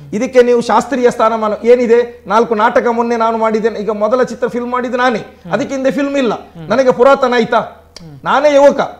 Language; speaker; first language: Kannada; non-native, local second language; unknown